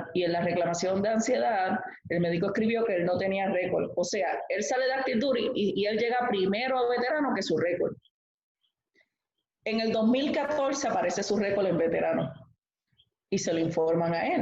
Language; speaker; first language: Spanish; native; Spanish